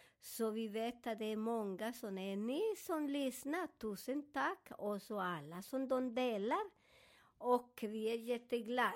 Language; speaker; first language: Swedish; non-native, fluent; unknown